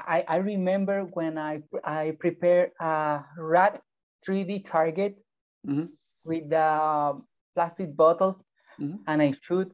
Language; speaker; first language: English; non-native, fluent; Spanish